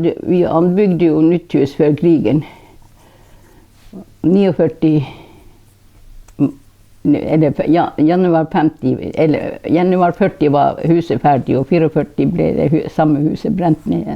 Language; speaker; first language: Norwegian; non-native, local second language; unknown